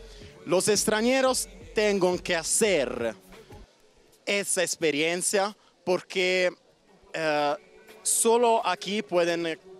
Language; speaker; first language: Spanish; non-native, learner; Italian